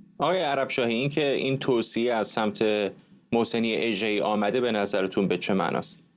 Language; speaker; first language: Persian; native; Persian